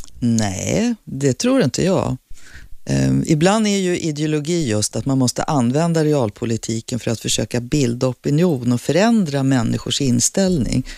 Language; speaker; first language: Swedish; native; Swedish